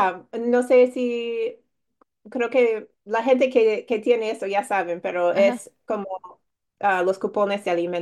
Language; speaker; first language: Spanish; non-native, fluent; English